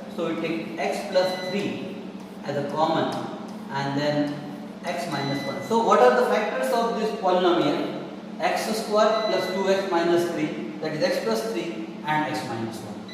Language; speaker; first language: English; non-native, local second language; Marathi